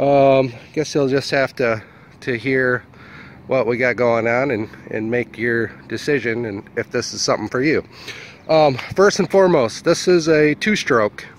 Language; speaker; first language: English; native; English